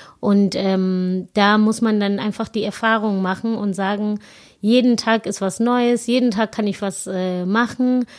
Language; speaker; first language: German; non-native, fluent; Zulu